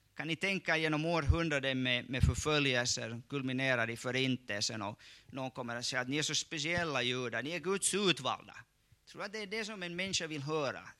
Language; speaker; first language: Swedish; native; Swedish